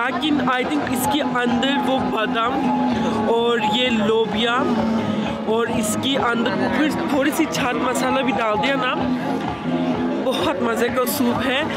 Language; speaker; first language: Hindi; non-native, fluent; Turkish